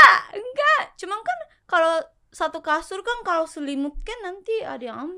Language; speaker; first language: Indonesian; non-native, fluent; Japanese